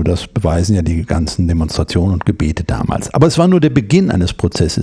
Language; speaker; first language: German; native; German